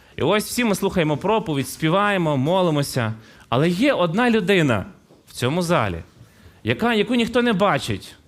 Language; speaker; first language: Ukrainian; non-native, local second language; Russian